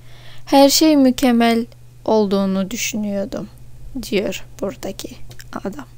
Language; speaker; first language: Turkish; non-native, fluent; Russian